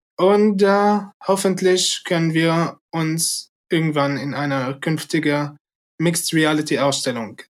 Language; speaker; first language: German; early bilingual, other home language; Arabic